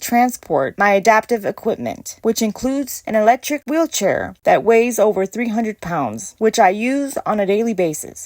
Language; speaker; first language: English; native; English